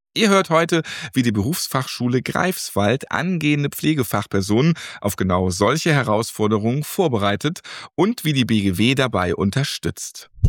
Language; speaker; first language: German; native; German